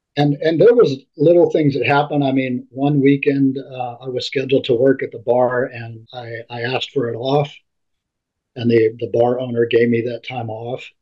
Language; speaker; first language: English; native; English